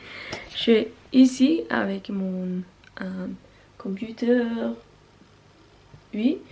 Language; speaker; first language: French; non-native, learner; Norwegian